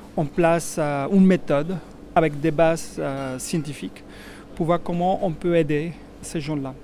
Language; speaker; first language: French; non-native, fluent; Spanish